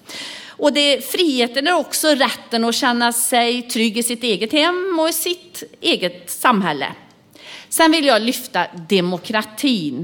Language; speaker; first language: Swedish; native; Swedish